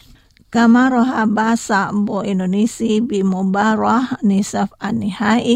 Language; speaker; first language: Arabic; non-native, fluent; Indonesian